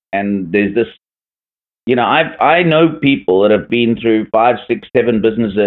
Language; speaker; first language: English; native; English